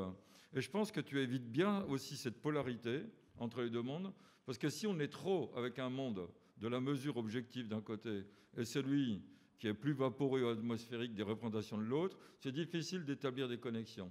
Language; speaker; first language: French; native; French